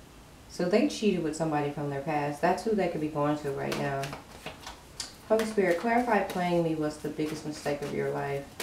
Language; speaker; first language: English; native; English